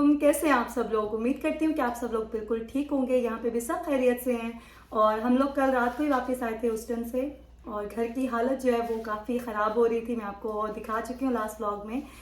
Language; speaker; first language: Urdu; native; Urdu